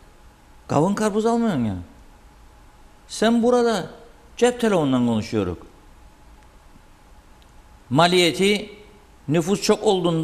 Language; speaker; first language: Turkish; native; Turkish